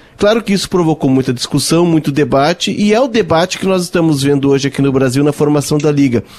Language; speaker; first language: Portuguese; native; Portuguese